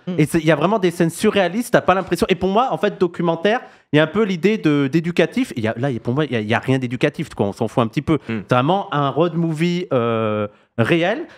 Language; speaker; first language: French; native; French